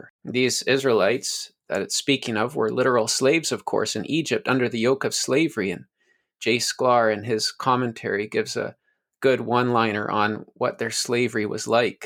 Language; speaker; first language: English; native; English